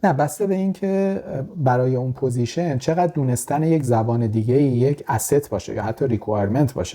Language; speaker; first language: Persian; native; Persian